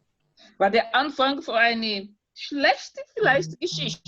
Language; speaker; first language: German; non-native, fluent; Portuguese